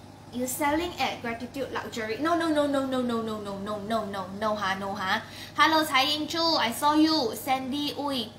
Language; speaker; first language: English; non-native, local second language; Chinese